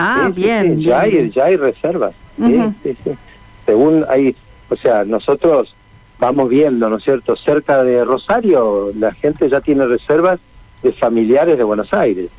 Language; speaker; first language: Spanish; native; Spanish